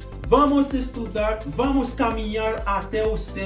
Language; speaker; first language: Portuguese; non-native, fluent; Haitian Creole